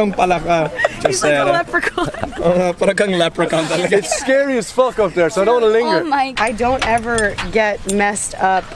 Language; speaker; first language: English; native; English